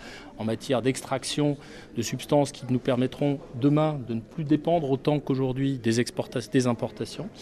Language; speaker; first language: French; native; French